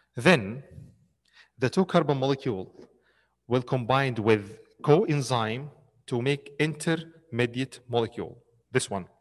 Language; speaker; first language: English; non-native, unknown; Arabic